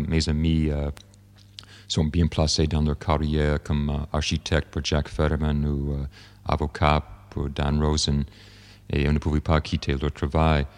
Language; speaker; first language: French; non-native, fluent; English